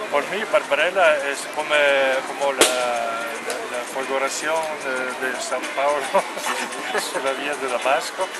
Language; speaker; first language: Spanish; non-native, learner; Italian